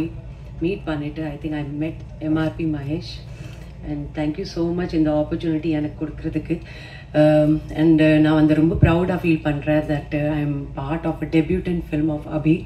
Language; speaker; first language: Tamil; non-native, fluent; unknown